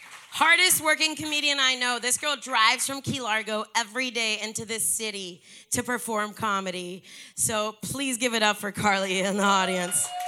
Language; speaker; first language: English; early bilingual, other home language; Spanish